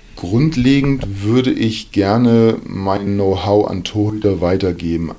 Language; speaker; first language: German; native; German